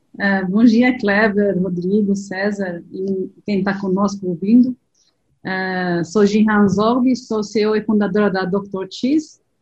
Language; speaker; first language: Portuguese; non-native, fluent; Arabic